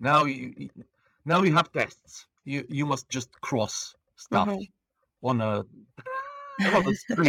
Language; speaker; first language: English; non-native, fluent; Bulgarian